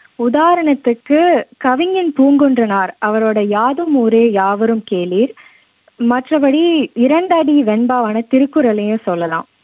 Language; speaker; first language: Tamil; early bilingual, heritage; Tamil